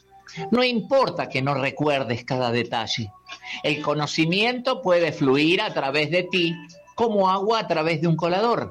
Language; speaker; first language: Spanish; native; Spanish